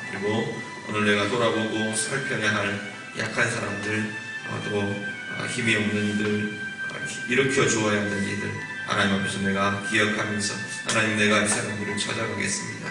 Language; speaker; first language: Korean; native; Korean